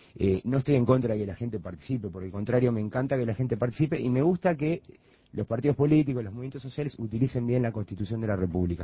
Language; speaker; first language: Spanish; native; Spanish